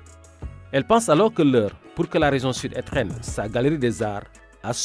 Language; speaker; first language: French; native; French